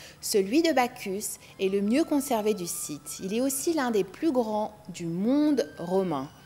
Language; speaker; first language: French; non-native, local second language; Arabic